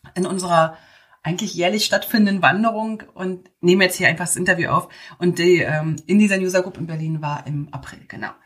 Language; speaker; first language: German; native; German